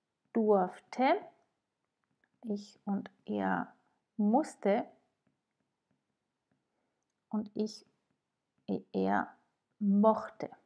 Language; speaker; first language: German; non-native, fluent; French